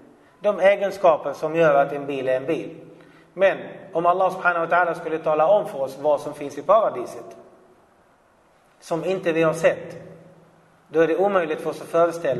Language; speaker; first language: Swedish; non-native, fluent; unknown